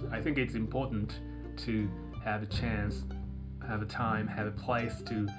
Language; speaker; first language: English; non-native, fluent; Japanese